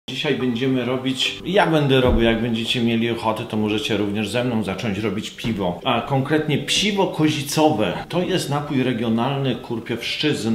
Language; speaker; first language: Polish; native; Polish